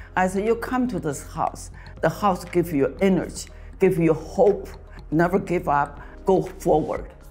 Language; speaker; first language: English; non-native, fluent; Chinese